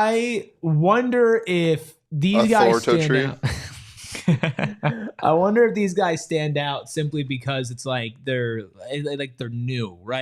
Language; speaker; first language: English; native; English